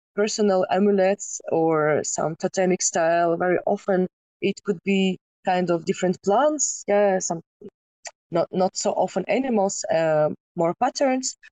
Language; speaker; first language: English; non-native, fluent; Ukrainian